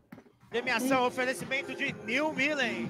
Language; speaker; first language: Portuguese; native; Portuguese